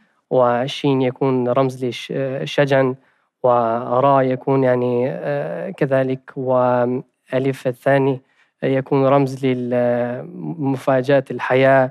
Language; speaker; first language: Arabic; non-native, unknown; Albanian